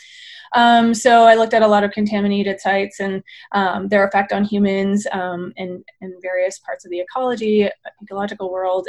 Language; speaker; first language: English; native; English